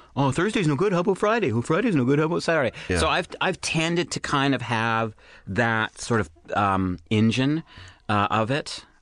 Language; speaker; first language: English; native; English